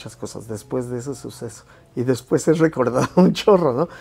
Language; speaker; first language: Spanish; native; Spanish